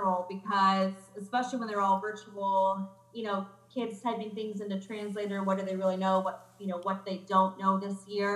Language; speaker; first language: English; native; English